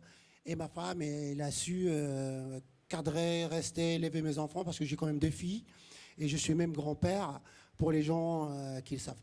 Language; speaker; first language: French; non-native, local second language; Arabic